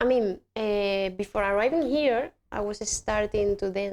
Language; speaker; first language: English; non-native, fluent; Spanish